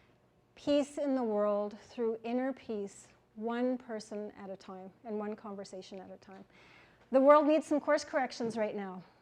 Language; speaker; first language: English; native; English